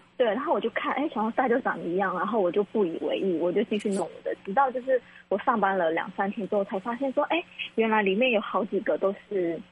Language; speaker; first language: Chinese; native; Chinese